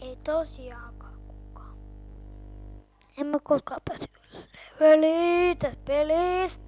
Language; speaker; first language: Finnish; native; Finnish